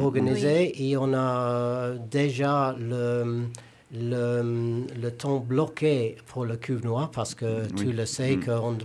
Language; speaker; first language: French; non-native, learner; English